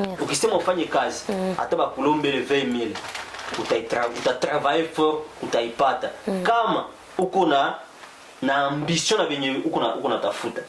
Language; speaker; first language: Swahili; native; Swahili